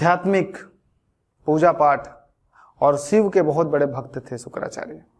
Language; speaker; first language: Hindi; native; Hindi